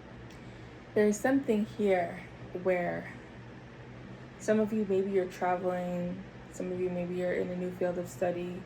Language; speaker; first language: English; native; English